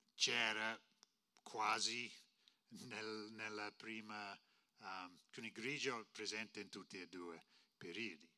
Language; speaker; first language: Italian; non-native, fluent; English